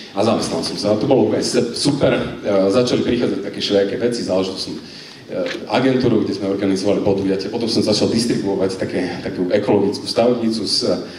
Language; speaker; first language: Slovak; native; Slovak